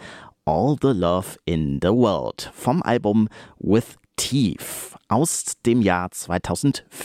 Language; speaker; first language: German; native; German